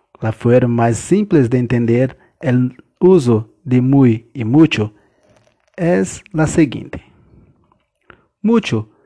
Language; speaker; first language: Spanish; non-native, learner; Portuguese